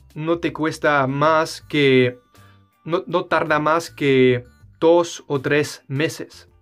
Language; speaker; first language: Spanish; non-native, fluent; German